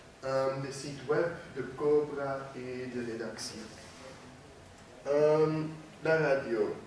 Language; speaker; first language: French; non-native, learner; Dutch